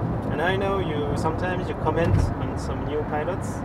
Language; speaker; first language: English; non-native, fluent; French